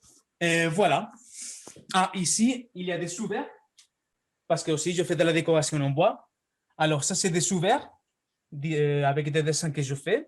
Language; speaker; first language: French; non-native, fluent; Spanish